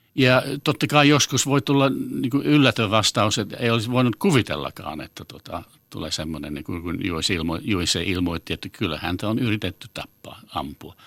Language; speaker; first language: Finnish; non-native, fluent; English